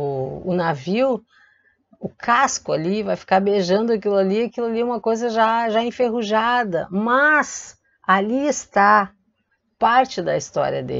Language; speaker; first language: Portuguese; native; Portuguese